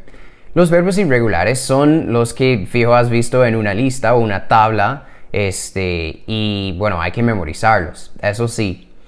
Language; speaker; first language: Spanish; non-native, fluent; English